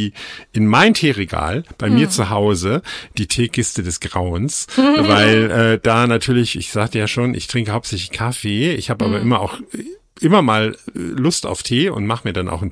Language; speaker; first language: German; native; German